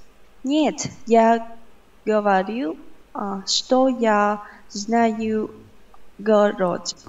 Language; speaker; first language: Russian; non-native, learner; Vietnamese